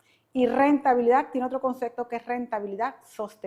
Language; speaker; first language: Spanish; native; Spanish